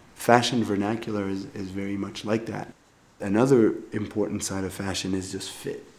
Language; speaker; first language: English; native; English